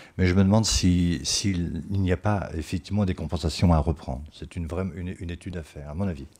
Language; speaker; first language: French; native; French